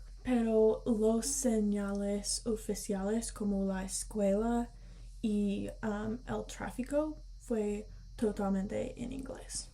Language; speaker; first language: Spanish; early bilingual, heritage; Spanish